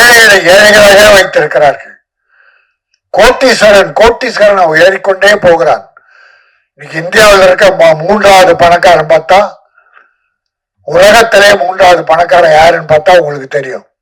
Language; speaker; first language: Tamil; native; Tamil